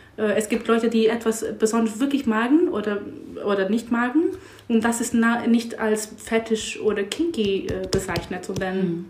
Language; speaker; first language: German; non-native, learner; English